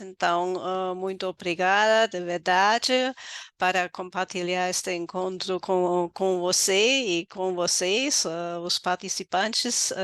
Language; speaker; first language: Portuguese; non-native, fluent; German